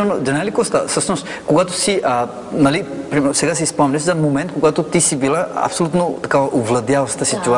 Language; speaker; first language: Bulgarian; non-native, fluent; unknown